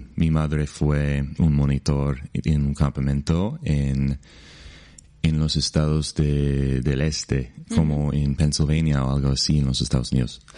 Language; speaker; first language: Spanish; non-native, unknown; English